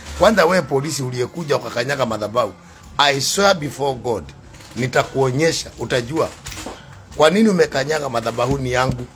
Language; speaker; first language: Swahili; non-native, local second language; Kikuyu